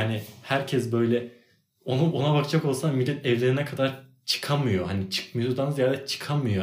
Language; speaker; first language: Turkish; native; Turkish